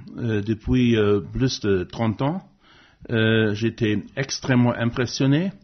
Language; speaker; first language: French; non-native, fluent; German